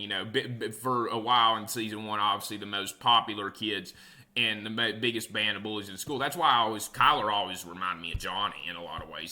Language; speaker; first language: English; native; English